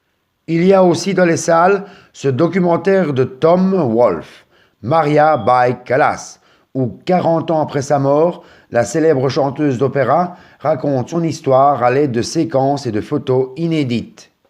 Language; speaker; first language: French; native; French